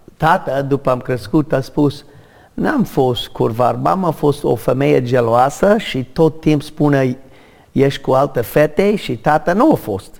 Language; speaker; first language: Romanian; non-native, learner; English